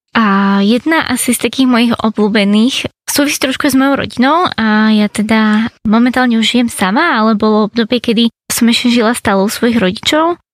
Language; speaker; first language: Slovak; native; Slovak